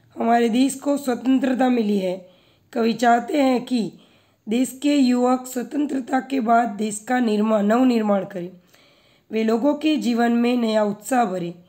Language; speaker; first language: Hindi; non-native, local second language; Gujarati